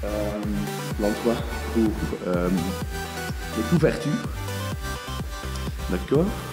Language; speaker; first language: French; non-native, learner; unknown